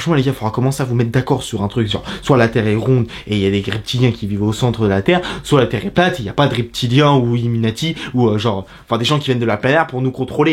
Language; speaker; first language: French; native; French